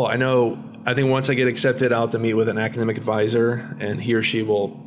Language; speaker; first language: English; native; English